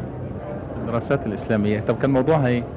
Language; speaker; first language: Arabic; native; Arabic